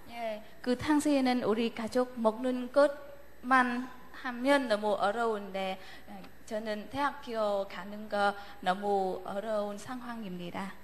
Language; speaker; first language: Korean; non-native, learner; Vietnamese